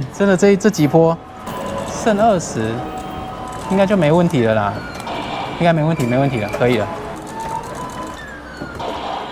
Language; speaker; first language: Chinese; native; Chinese